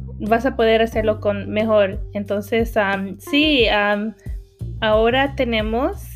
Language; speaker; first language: Spanish; early bilingual, heritage; Spanish